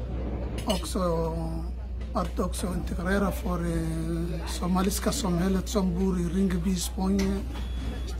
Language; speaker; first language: Swedish; non-native, learner; Somali